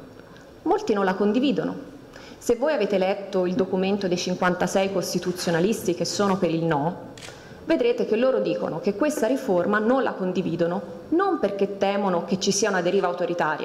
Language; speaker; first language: Italian; native; Italian